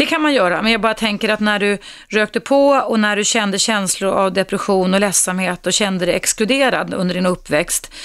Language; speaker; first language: Swedish; native; Swedish